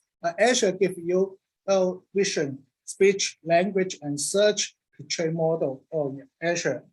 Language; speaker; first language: English; non-native, learner; Cantonese